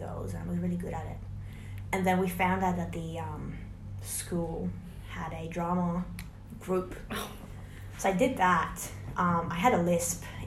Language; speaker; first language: English; non-native, fluent; Hungarian